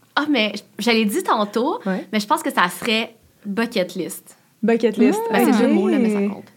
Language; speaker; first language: French; native; French